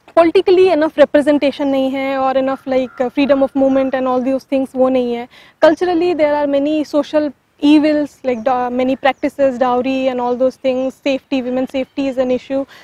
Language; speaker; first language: Hindi; non-native, local second language; Tamil